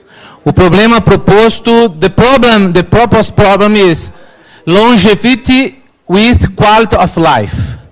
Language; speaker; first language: English; non-native, learner; Portuguese